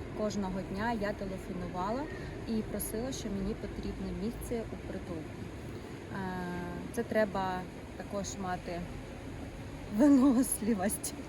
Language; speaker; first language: Ukrainian; non-native, local second language; Russian